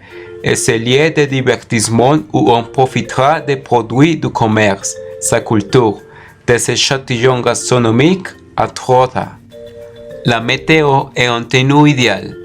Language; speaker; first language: French; non-native, learner; Spanish